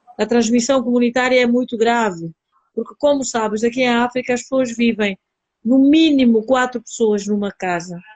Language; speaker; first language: Portuguese; non-native, local second language; Upper Guinea Crioulo